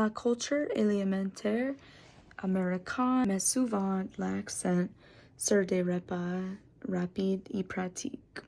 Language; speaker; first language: French; non-native, learner; English